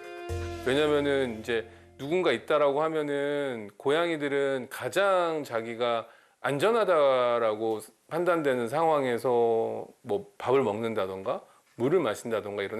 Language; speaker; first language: Korean; native; Korean